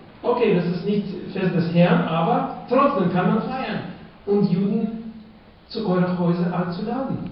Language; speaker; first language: German; non-native, fluent; Russian